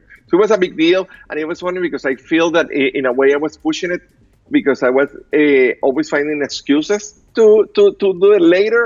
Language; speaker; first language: English; non-native, fluent; Spanish